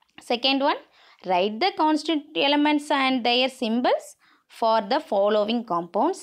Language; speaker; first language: English; non-native, local second language; Tamil